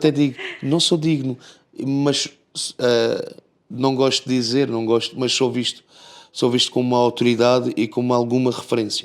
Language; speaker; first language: Portuguese; native; Portuguese